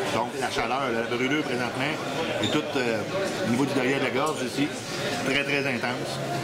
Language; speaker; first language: French; native; French